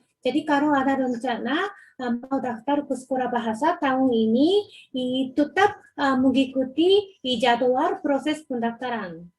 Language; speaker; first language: Indonesian; non-native, fluent; Japanese